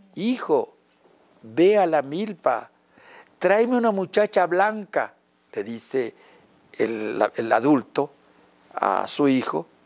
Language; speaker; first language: Spanish; non-native, local second language; Yucateco